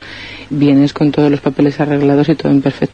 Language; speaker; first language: Spanish; native; Spanish